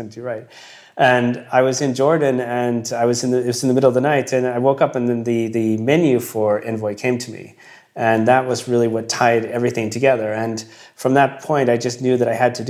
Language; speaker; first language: English; native; English